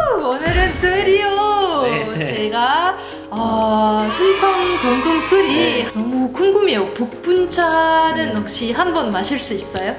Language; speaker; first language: Korean; non-native, learner; French